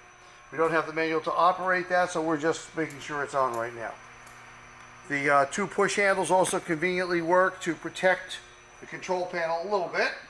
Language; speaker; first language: English; native; English